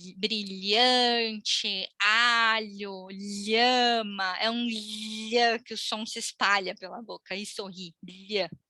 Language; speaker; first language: Portuguese; native; Portuguese